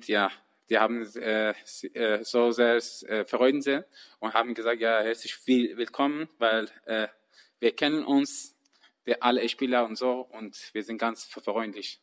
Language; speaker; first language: German; non-native, learner; Persian